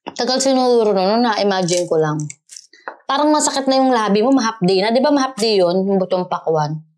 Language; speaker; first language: Filipino; native; Filipino